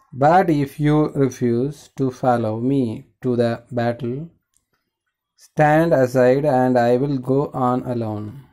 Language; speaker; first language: English; non-native, local second language; Tamil